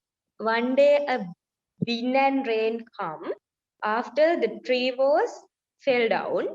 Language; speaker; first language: English; non-native, learner; Sinhala